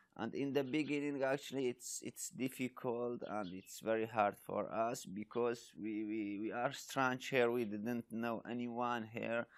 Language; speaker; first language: English; non-native, learner; Arabic